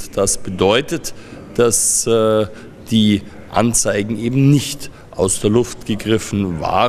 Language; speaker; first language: German; native; German